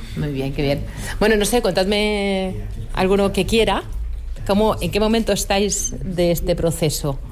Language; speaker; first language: Spanish; native; Spanish